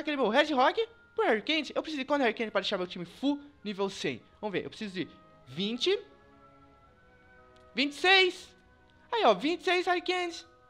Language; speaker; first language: Portuguese; native; Portuguese